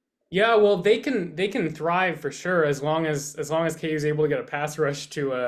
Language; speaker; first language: English; native; English